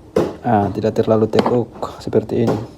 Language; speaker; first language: Indonesian; native; Indonesian